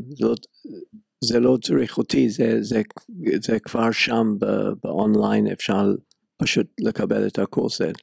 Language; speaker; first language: Hebrew; non-native, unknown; English